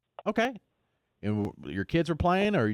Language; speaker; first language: English; native; English